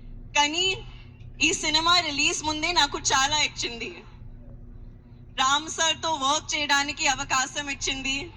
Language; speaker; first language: Telugu; non-native, local second language; Hindi